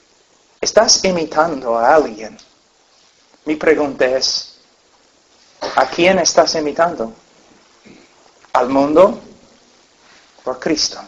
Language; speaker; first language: Spanish; non-native, fluent; English